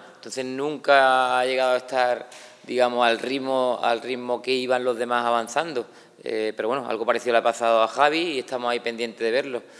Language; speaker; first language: Spanish; native; Spanish